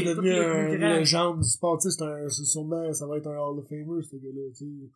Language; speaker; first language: French; native; French